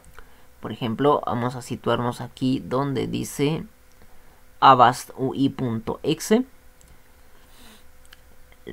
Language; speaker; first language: Spanish; native; Spanish